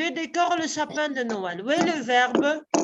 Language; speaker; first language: French; non-native, local second language; Arabic